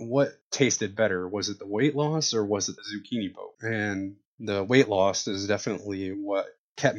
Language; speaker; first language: English; native; English